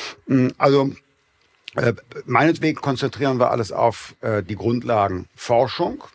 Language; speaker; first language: German; native; German